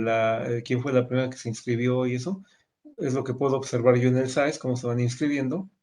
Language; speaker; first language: Spanish; native; Spanish